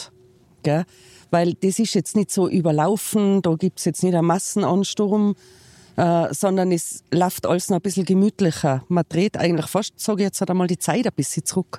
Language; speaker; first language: German; native; German